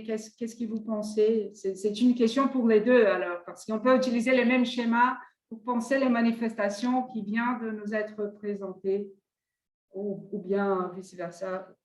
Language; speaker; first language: French; non-native, fluent; Portuguese